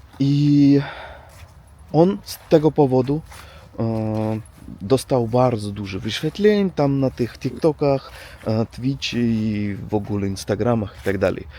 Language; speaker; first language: Polish; non-native, learner; Russian